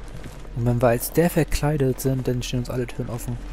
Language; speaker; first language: German; native; German